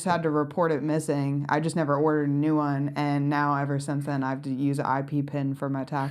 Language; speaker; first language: English; native; English